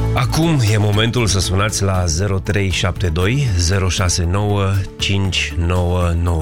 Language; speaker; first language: Romanian; native; Romanian